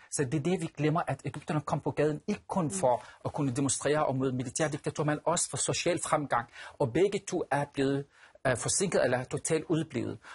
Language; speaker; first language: Danish; non-native, fluent; Arabic